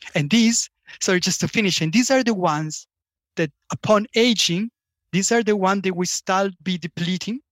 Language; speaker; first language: English; non-native, fluent; Italian